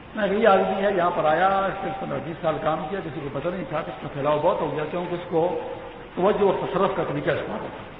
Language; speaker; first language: Urdu; non-native, local second language; Pashto